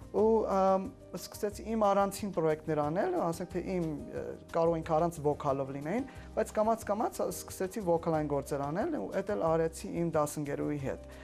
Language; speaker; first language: Armenian; early bilingual, heritage; Armenian